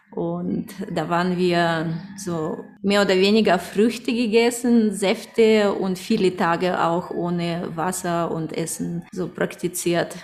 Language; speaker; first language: German; early bilingual, other home language; Russian